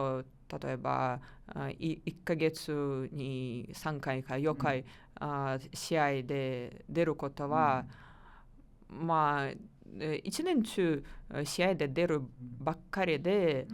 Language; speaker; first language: Japanese; non-native, learner; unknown